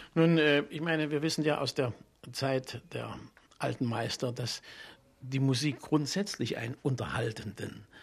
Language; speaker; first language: German; native; German